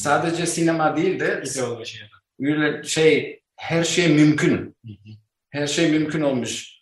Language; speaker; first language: Turkish; non-native, learner; Albanian